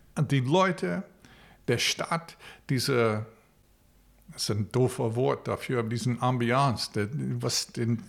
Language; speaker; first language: German; non-native, fluent; English